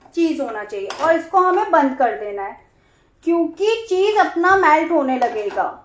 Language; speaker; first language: Hindi; native; Hindi